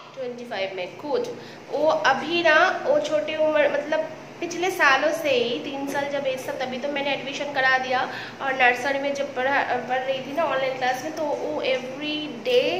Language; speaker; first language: Hindi; non-native, local second language; Bangla